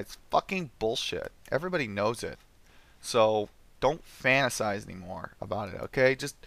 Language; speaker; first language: English; native; English